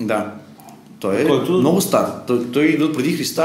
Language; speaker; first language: Bulgarian; native; Bulgarian